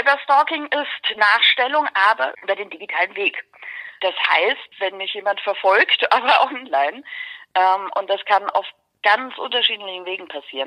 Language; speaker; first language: German; native; German